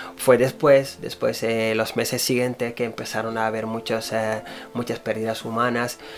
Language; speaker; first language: Spanish; non-native, fluent; Wolof